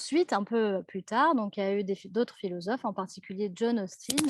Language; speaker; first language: French; native; French